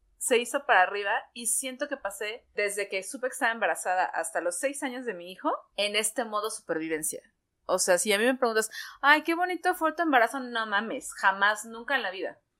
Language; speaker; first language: Spanish; native; Spanish